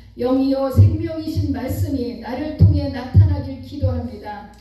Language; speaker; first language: Korean; native; Korean